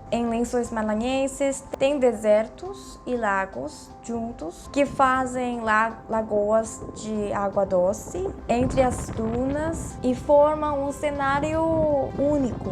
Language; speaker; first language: Portuguese; non-native, fluent; Korean